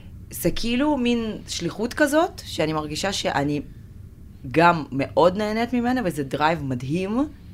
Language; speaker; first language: Hebrew; non-native, fluent; Russian